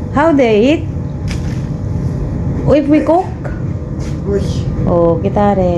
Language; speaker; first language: English; non-native, learner; Filipino